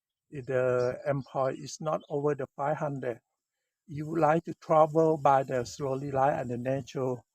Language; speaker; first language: English; non-native, learner; Thai